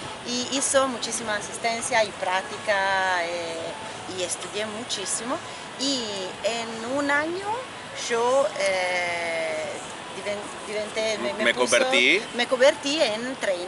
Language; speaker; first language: Spanish; non-native, fluent; Italian